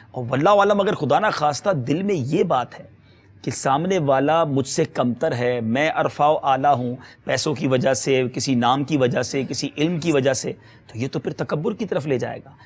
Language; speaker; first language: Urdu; native; Urdu